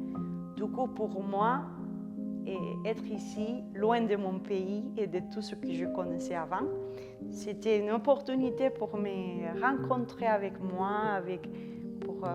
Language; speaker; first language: French; non-native, fluent; Spanish